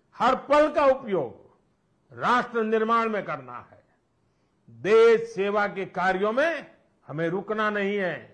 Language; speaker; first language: Hindi; non-native, local second language; Gujarati